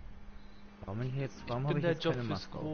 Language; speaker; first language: German; native; German